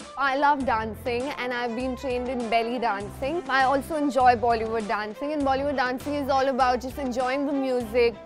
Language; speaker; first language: English; non-native, local second language; Hindi